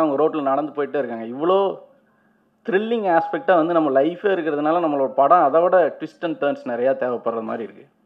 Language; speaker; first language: Tamil; native; Tamil